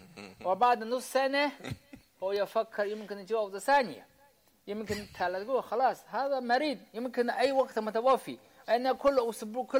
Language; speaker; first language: Arabic; non-native, learner; Chinese